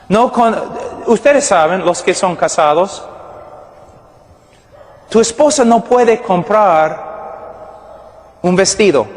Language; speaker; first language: Spanish; non-native, fluent; English